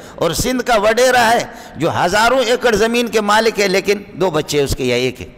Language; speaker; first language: Urdu; non-native, local second language; Brahui